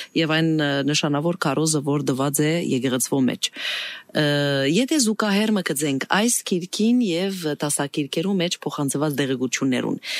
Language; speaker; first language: Armenian; native; Armenian